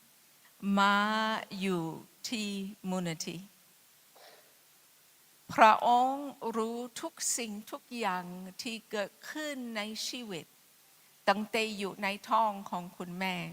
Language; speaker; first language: Thai; non-native, fluent; English